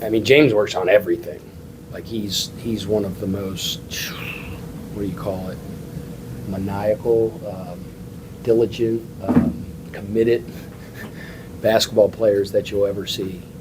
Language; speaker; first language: English; native; English